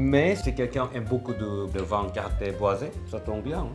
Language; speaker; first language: French; non-native, learner; Korean